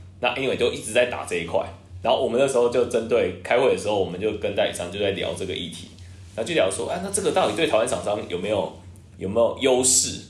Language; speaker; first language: Chinese; native; Chinese